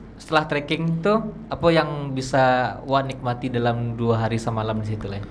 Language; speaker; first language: Indonesian; non-native, local second language; Minangkabau